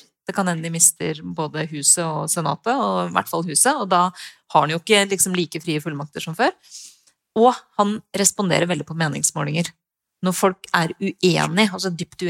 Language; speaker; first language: Norwegian; native; Norwegian